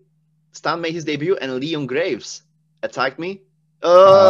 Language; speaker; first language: English; non-native, fluent; Czech